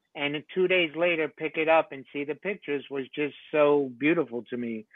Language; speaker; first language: English; early bilingual, other home language; Spanish